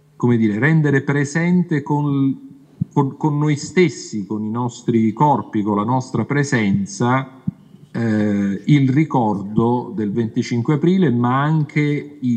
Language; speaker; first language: Italian; native; Italian